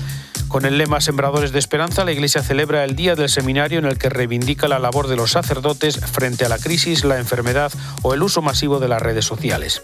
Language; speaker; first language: Spanish; native; Spanish